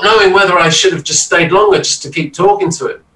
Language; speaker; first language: English; native; English